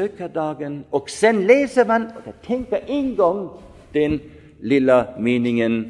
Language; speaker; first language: Swedish; non-native, fluent; German